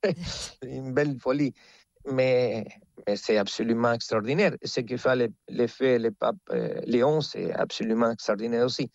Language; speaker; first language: French; non-native, fluent; Spanish